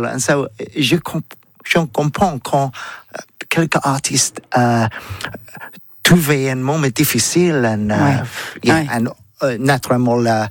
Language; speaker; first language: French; non-native, learner; English